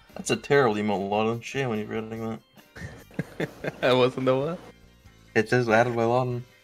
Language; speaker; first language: English; native; English